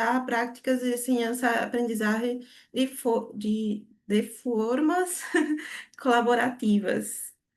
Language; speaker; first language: Spanish; non-native, learner; Portuguese